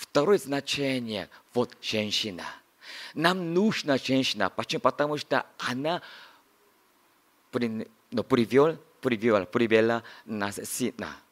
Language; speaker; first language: Russian; non-native, learner; Korean